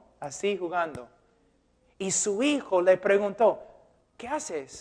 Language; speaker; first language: Spanish; non-native, fluent; English